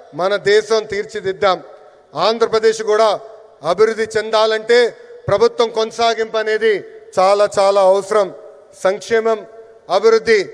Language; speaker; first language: Telugu; native; Telugu